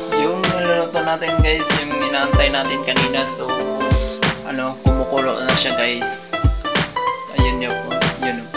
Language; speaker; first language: Filipino; non-native, local second language; Cebuano